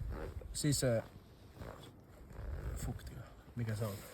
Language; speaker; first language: Finnish; non-native, local second language; Swedish